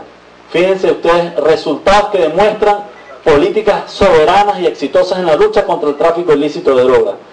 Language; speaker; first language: Spanish; native; Spanish